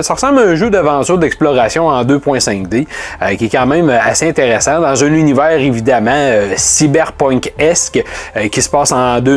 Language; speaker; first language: French; native; French